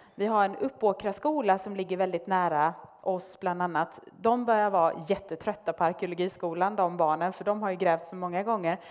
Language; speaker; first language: Swedish; native; Swedish